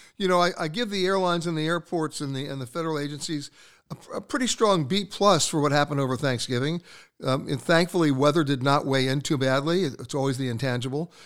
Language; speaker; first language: English; native; English